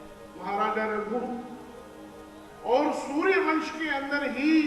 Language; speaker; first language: Hindi; native; Hindi